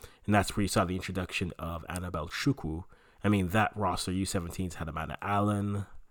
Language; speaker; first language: English; early bilingual, other home language; French